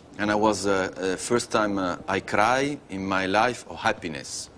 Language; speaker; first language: English; non-native, learner; Italian